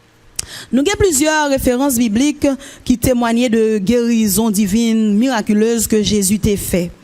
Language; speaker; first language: French; non-native, local second language; Haitian Creole